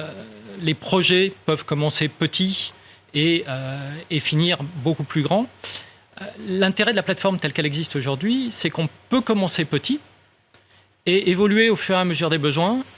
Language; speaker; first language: French; native; French